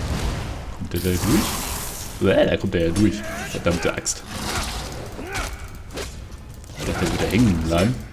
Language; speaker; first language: German; native; German